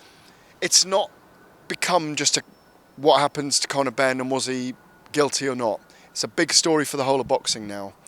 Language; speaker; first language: English; native; English